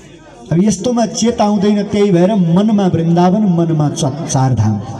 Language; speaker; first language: Nepali; native; Nepali